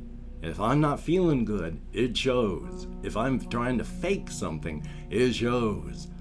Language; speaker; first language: English; native; English